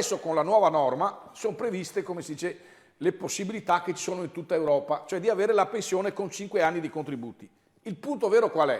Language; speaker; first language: Italian; native; Italian